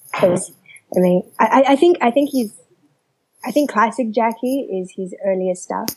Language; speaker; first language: English; early bilingual, other home language; Chinese